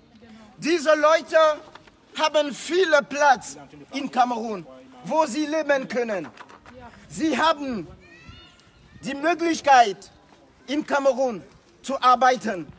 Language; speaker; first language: German; non-native, fluent; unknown